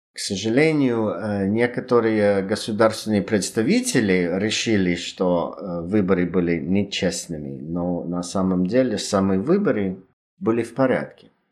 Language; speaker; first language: Russian; non-native, fluent; English